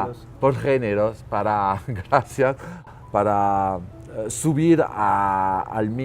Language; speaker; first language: Spanish; non-native, learner; French